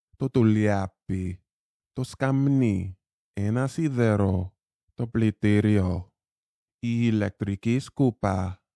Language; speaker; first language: Greek; non-native, learner; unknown